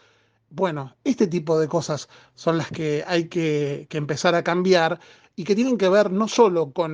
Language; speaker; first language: Spanish; native; Spanish